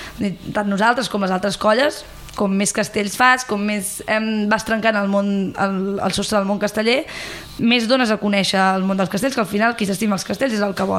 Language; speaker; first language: Catalan; native; Catalan